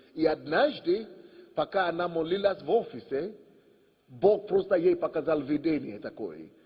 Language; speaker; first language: Russian; non-native, fluent; Yoruba